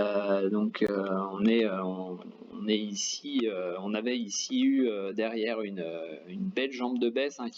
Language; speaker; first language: French; native; French